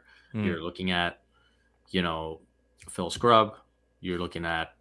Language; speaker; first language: English; native; English